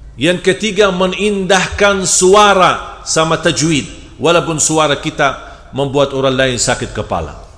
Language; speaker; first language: Indonesian; non-native, fluent; Arabic